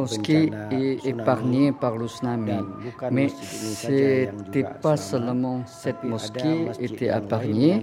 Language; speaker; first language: French; non-native, fluent; Indonesian